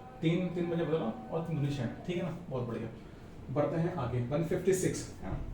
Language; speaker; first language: Hindi; native; Hindi